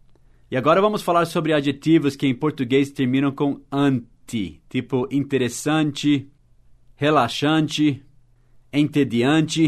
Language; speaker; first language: Portuguese; non-native, fluent; English